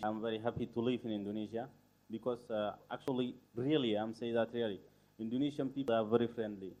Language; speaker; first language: English; non-native, learner; Arabic